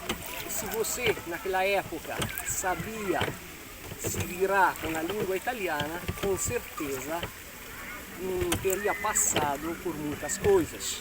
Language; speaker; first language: Portuguese; non-native, fluent; Italian